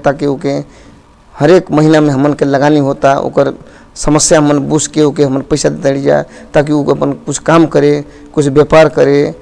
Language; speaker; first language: Bhojpuri; non-native, local second language; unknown